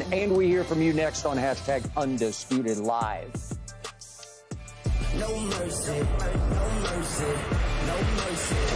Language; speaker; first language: English; native; English